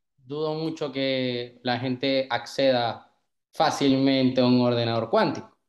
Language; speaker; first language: Spanish; native; Spanish